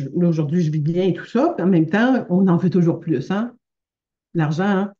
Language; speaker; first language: French; native; French